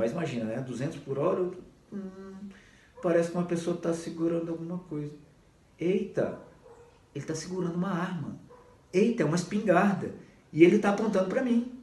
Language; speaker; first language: Portuguese; native; Portuguese